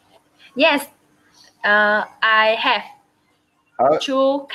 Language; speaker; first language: English; non-native, learner; Vietnamese